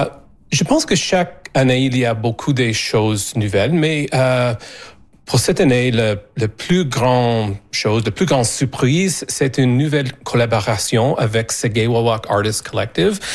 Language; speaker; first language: French; non-native, learner; English